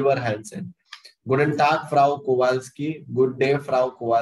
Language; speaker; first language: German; non-native, learner; Hindi